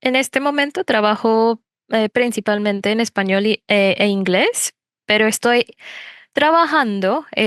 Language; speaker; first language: Spanish; non-native, fluent; English